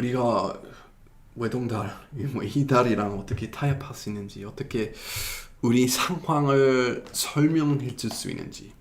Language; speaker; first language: Korean; non-native, fluent; English